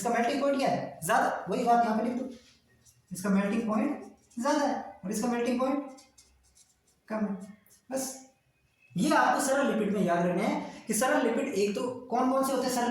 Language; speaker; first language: Hindi; native; Hindi